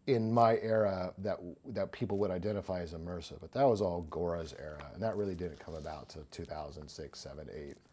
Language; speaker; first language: English; native; English